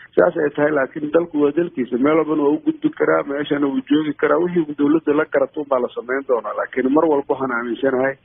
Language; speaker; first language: Somali; non-native, local second language; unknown